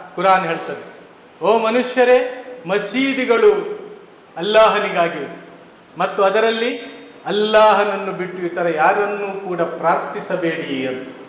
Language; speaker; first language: Kannada; native; Kannada